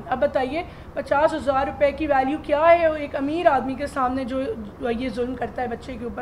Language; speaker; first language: Urdu; native; Urdu